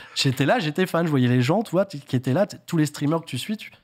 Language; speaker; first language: French; native; French